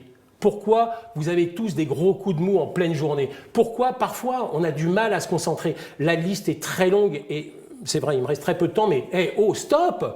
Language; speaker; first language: French; native; French